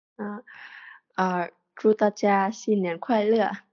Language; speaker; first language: Chinese; non-native, learner; Vietnamese